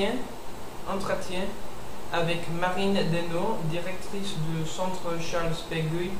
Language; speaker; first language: French; non-native, learner; English